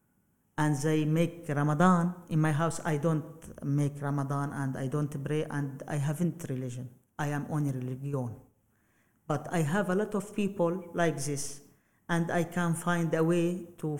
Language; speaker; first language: English; non-native, learner; Arabic